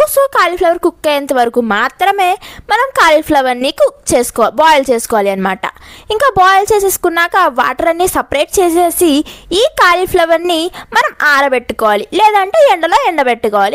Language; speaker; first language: Telugu; native; Telugu